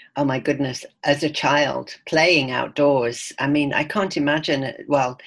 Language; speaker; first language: English; native; English